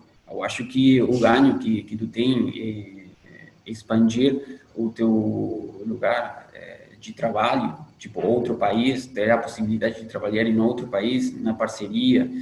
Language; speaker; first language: Portuguese; non-native, fluent; Spanish